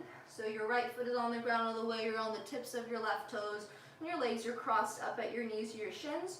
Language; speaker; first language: English; native; English